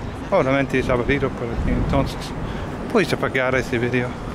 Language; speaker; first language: Spanish; non-native, learner; English